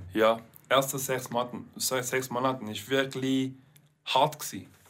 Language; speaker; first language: German; non-native, learner; English